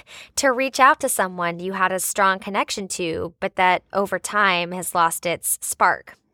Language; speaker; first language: English; native; English